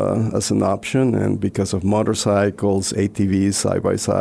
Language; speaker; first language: English; non-native, fluent; Spanish